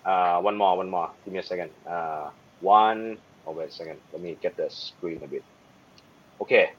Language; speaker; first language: English; non-native, learner; Thai